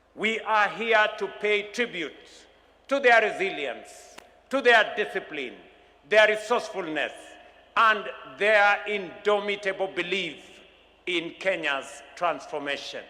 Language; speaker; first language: English; non-native, local second language; Kalenjin